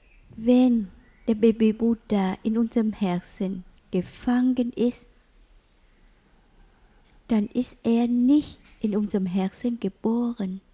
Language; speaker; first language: German; non-native, learner; Vietnamese